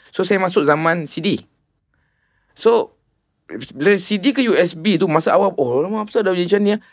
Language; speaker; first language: Malay; native; Malay